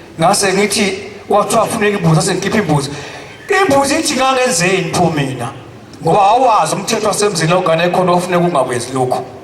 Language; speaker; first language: Zulu; native; Zulu